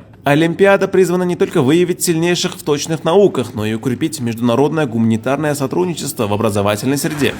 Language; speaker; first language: Russian; native; Russian